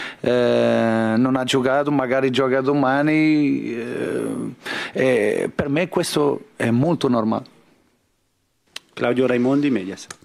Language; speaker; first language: Italian; non-native, learner; Portuguese